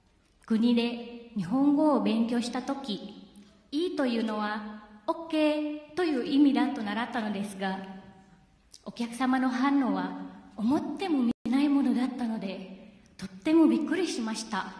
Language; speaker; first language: Japanese; non-native, fluent; Indonesian